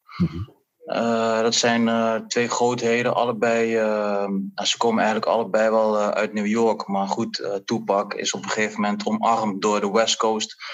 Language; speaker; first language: Dutch; native; Dutch